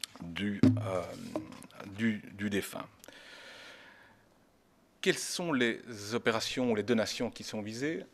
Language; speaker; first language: French; native; French